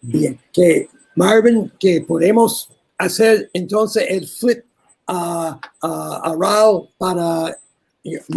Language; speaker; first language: Spanish; non-native, learner; English